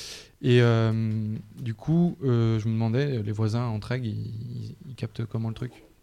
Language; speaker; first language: French; native; French